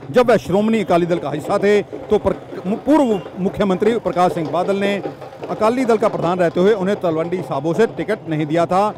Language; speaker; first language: Hindi; non-native, local second language; Punjabi